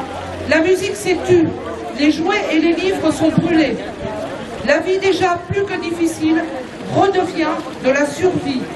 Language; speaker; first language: French; native; French